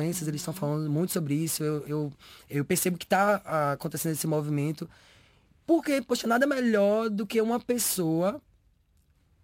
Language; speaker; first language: Portuguese; native; Portuguese